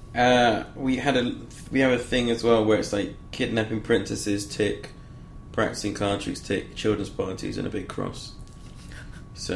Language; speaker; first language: English; native; English